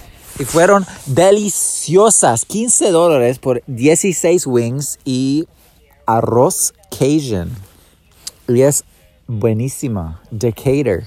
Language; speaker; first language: Spanish; non-native, fluent; English